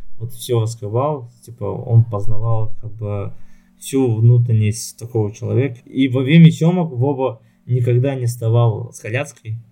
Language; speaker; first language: Russian; non-native, local second language; Yakut